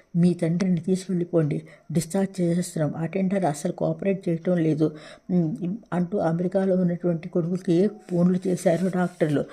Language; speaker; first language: Telugu; native; Telugu